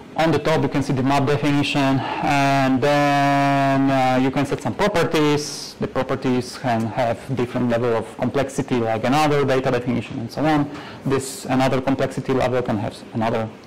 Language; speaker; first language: English; non-native, fluent; Polish